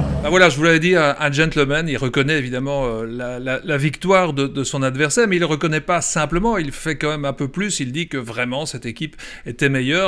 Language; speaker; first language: French; native; French